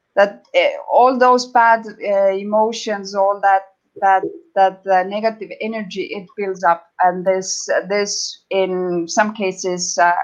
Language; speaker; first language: English; non-native, fluent; Estonian